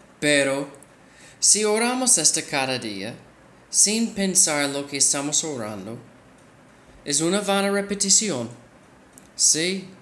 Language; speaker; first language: Spanish; non-native, fluent; English